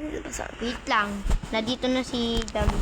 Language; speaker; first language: Filipino; native; Filipino